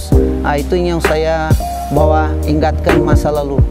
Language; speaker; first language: Indonesian; non-native, fluent; Portuguese